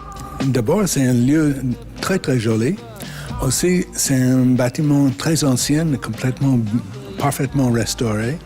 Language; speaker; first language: French; non-native, fluent; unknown